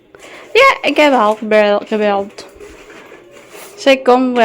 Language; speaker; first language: Dutch; non-native, learner; Filipino